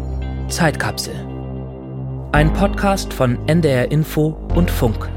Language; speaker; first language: German; native; German